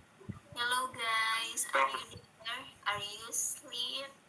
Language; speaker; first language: English; non-native, learner; Indonesian